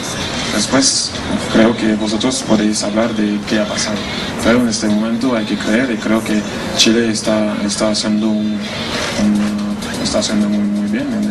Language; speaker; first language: Spanish; non-native, fluent; French